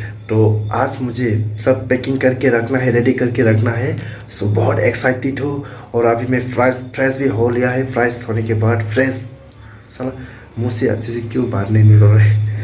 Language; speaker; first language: Hindi; non-native, local second language; Kok Borok